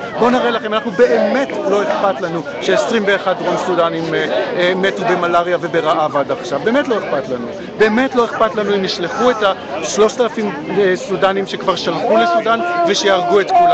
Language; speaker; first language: Hebrew; native; Hebrew